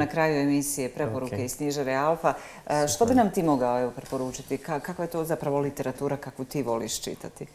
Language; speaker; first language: Serbian; native; Serbian